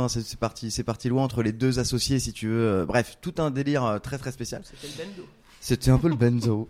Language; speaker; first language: French; native; French